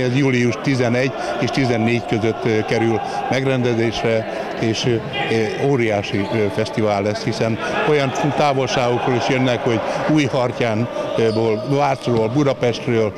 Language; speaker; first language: Hungarian; native; Hungarian